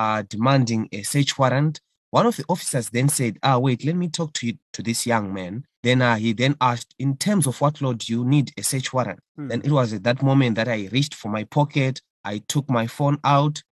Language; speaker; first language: English; non-native, local second language; Shona